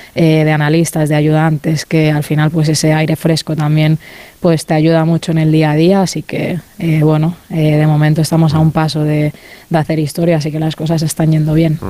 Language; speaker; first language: Spanish; native; Spanish